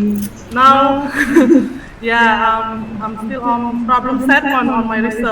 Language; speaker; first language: English; non-native, learner; Indonesian